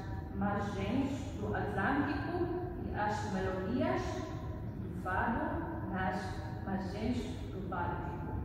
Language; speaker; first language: Portuguese; non-native, learner; Polish